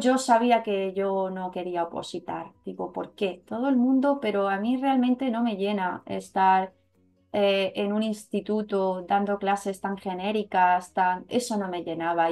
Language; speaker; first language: Spanish; native; Spanish